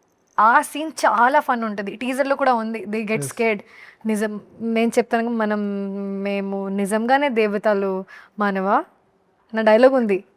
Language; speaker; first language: Telugu; non-native, learner; Hindi